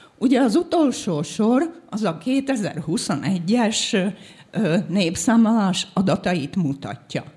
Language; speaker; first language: Hungarian; native; Hungarian